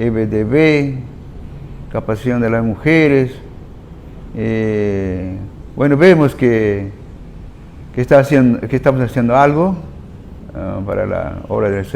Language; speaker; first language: Spanish; non-native, local second language; Shipibo-Conibo